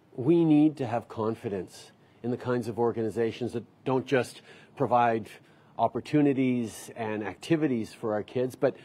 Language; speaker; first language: English; early bilingual, other home language; French